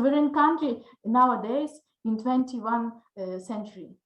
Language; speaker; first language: English; non-native, learner; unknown